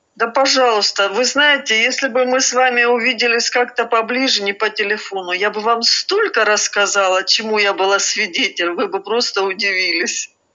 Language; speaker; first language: Russian; native; Russian